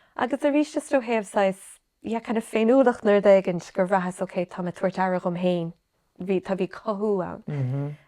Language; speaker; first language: Irish; native; Irish